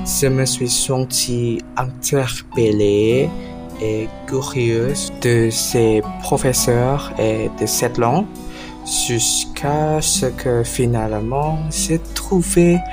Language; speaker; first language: French; non-native, learner; Indonesian